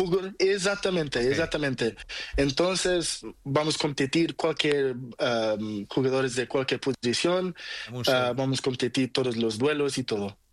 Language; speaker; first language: Spanish; non-native, learner; Portuguese